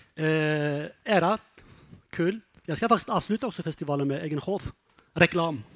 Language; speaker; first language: Swedish; non-native, fluent; Kurdish